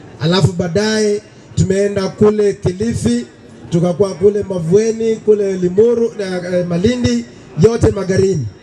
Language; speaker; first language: Swahili; non-native, local second language; Luyia